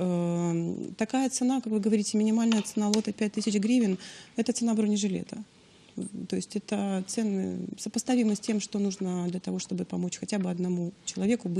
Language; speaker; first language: Russian; native; Russian